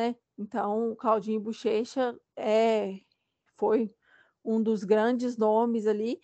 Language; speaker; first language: Portuguese; native; Portuguese